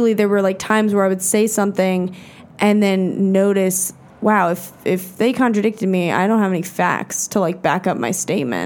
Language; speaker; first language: English; native; English